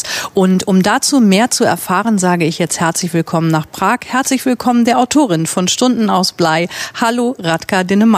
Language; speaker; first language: German; native; German